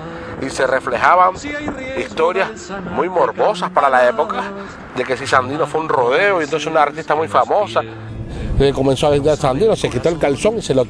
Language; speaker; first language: Spanish; native; Spanish